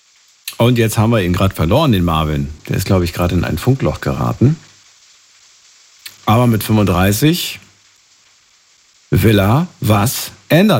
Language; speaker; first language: German; native; German